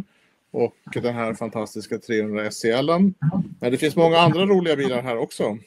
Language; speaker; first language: Swedish; native; Swedish